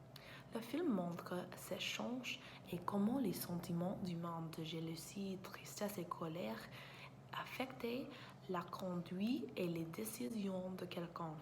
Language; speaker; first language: French; non-native, learner; English